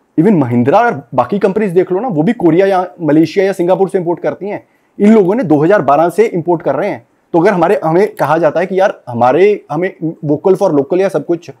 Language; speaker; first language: Hindi; non-native, local second language; Punjabi